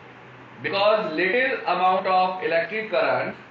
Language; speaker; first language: English; non-native, local second language; Hindi